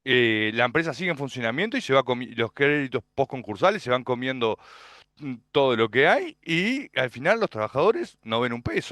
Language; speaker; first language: Spanish; native; Spanish